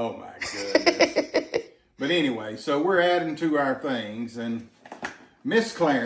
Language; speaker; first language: English; native; English